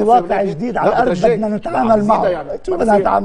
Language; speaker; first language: Arabic; native; Arabic